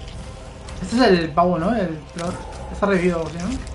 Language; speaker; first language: Spanish; native; Spanish